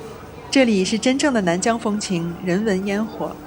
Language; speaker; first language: Chinese; native; Chinese